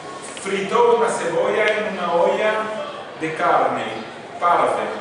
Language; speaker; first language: Spanish; non-native, fluent; Portuguese